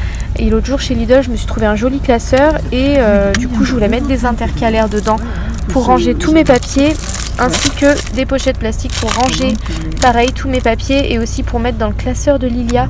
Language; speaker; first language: French; native; French